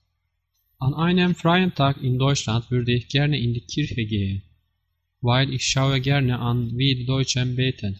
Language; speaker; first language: German; non-native, learner; Turkish